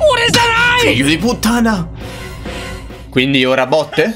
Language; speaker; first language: Italian; native; Italian